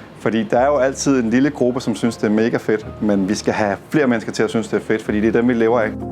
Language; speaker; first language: Danish; native; Danish